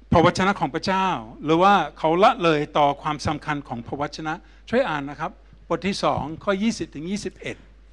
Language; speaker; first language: Thai; non-native, fluent; English